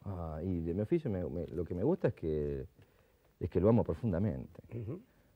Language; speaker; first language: Spanish; native; Spanish